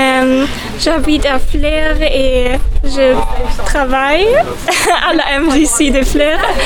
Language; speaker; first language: French; non-native, learner; German